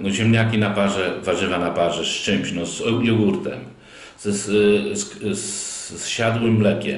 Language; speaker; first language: Polish; native; Polish